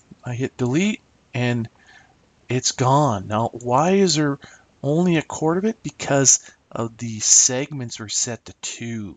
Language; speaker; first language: English; native; English